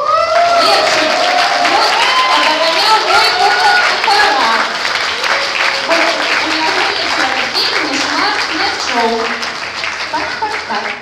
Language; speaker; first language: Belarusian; non-native, local second language; Russian